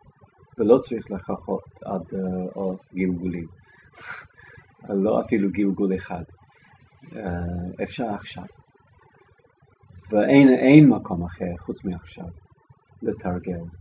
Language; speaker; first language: Hebrew; non-native, fluent; English